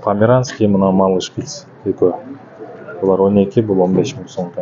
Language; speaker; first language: Russian; non-native, local second language; Kyrgyz